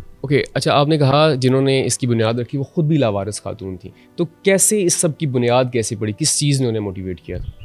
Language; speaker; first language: Urdu; native; Urdu